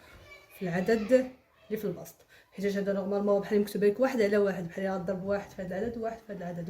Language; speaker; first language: Arabic; native; Arabic